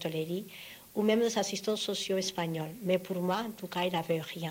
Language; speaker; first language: French; non-native, fluent; Spanish